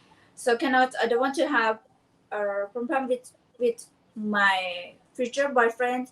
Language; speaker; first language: English; non-native, learner; Thai